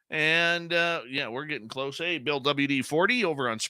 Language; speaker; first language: English; native; English